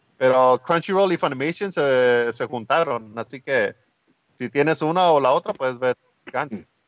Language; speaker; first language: Spanish; early bilingual, heritage; Spanish